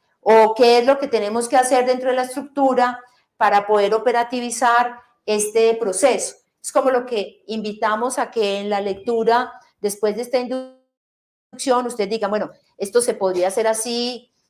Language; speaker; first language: Spanish; native; Spanish